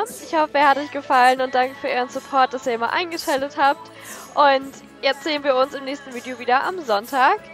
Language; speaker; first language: German; native; German